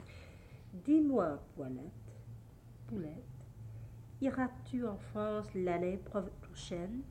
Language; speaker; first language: French; non-native, learner; English